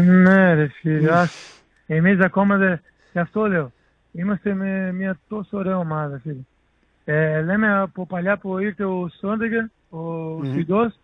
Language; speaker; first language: Greek; non-native, learner; Portuguese